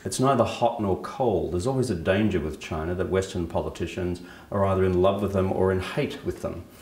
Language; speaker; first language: English; native; English